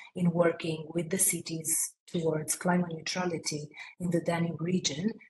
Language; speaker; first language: English; non-native, fluent; Romanian